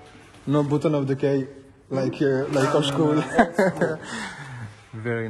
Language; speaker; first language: English; non-native, learner; French